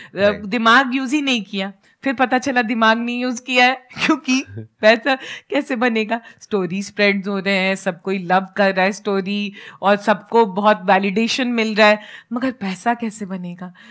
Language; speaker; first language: Hindi; native; Hindi